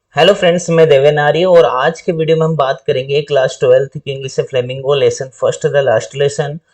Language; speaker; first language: Hindi; native; Hindi